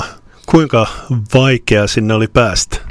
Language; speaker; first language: Finnish; native; Finnish